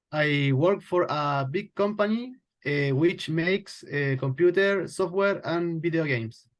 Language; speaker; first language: English; non-native, learner; Spanish